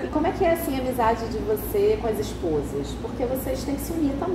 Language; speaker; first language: Portuguese; native; Portuguese